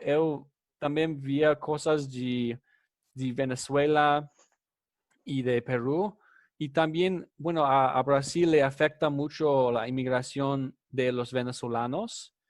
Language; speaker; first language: Spanish; non-native, fluent; English